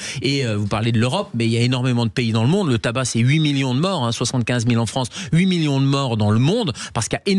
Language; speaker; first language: French; native; French